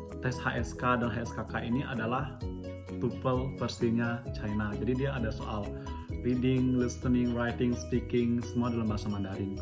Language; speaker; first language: Indonesian; non-native, local second language; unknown